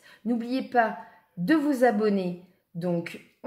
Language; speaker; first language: French; native; French